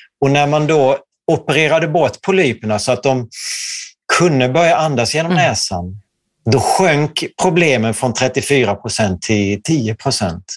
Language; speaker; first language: Swedish; native; Swedish